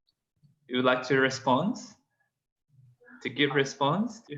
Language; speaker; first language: English; non-native, fluent; Indonesian